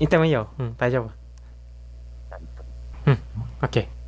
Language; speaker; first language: Japanese; native; Japanese